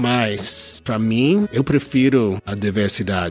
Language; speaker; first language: Portuguese; non-native, learner; English